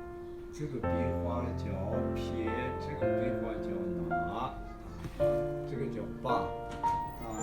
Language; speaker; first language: Chinese; non-native, fluent; Kazakh